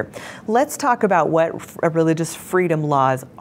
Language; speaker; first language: English; native; English